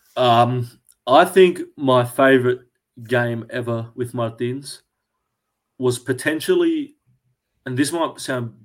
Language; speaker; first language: English; early bilingual, other home language; Greek